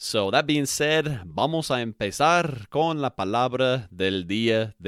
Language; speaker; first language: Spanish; non-native, fluent; English